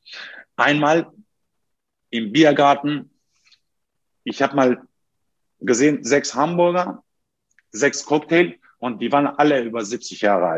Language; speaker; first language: German; non-native, fluent; Turkish